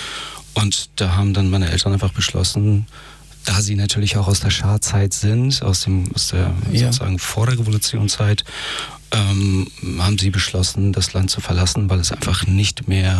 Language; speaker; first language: German; early bilingual, other home language; Persian